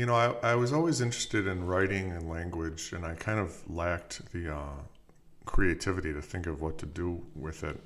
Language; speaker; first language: English; native; English